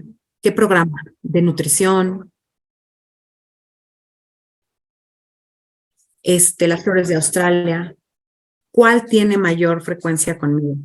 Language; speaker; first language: Spanish; non-native, fluent; English